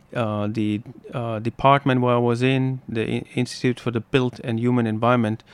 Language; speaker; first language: English; non-native, fluent; German